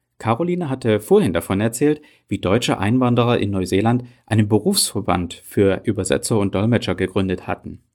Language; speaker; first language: German; native; German